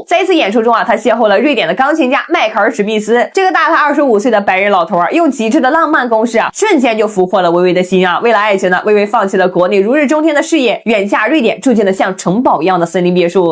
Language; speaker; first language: Chinese; native; Chinese